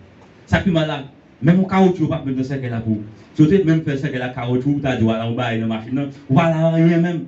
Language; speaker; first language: French; non-native, learner; Haitian Creole